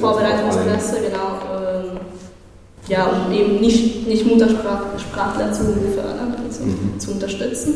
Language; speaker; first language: German; non-native, fluent; Vietnamese